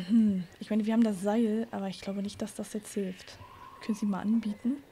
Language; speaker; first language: German; native; German